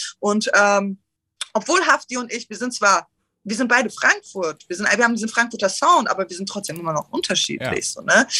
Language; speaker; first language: German; early bilingual, other home language; Turkish